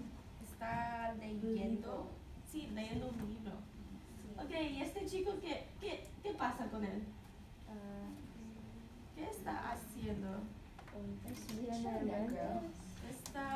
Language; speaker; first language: Spanish; non-native, fluent; English